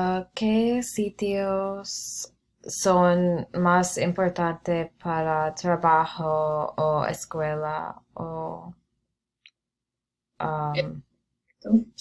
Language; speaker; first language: Spanish; non-native, learner; English